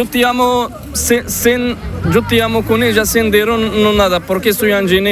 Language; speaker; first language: Spanish; non-native, learner; Arabic